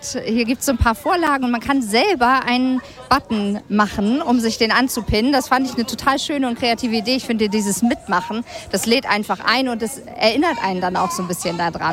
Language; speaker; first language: German; native; German